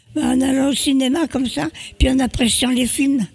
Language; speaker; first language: French; native; French